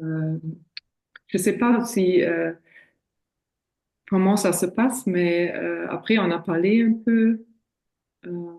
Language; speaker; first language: French; non-native, fluent; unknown